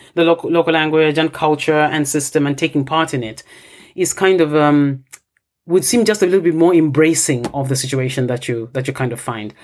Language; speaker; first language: English; non-native, local second language; Bemba